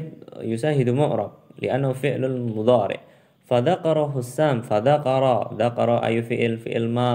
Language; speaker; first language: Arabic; non-native, fluent; Indonesian